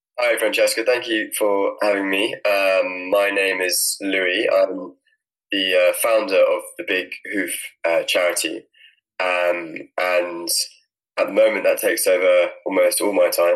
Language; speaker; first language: English; native; English